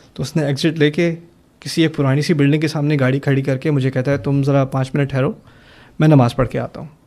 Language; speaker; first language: Urdu; early bilingual, heritage; German